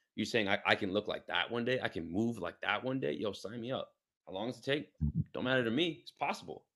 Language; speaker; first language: English; native; English